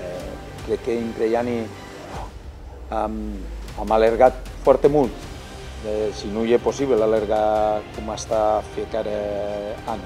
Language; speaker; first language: Romanian; non-native, learner; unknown